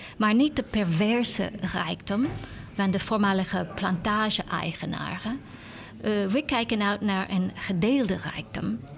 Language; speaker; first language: Dutch; non-native, learner; English